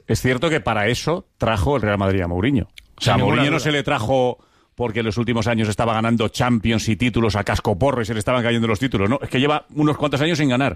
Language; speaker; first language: Spanish; native; Spanish